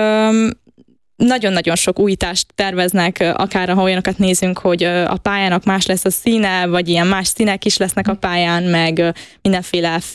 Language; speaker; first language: Hungarian; native; Hungarian